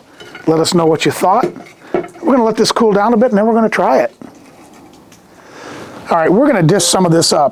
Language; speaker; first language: English; native; English